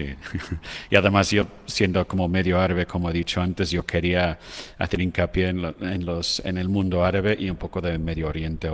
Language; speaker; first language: Spanish; non-native, fluent; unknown